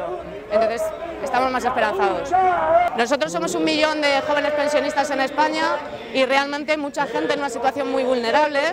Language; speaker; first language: Spanish; native; Spanish